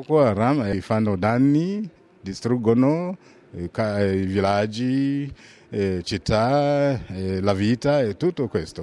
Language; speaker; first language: Italian; non-native, fluent; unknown